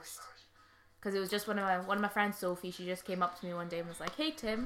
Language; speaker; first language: English; native; English